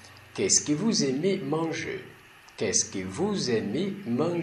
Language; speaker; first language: French; non-native, learner; Portuguese